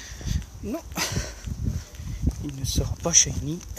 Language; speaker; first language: French; native; French